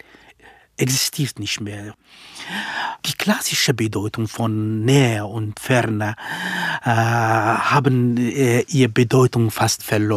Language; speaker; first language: German; non-native, fluent; Kurdish